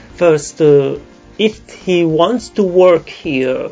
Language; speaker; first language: English; non-native, learner; Romanian